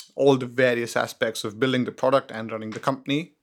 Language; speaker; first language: English; non-native, local second language; Hindi